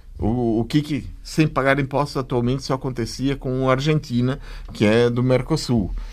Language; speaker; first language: Portuguese; native; Portuguese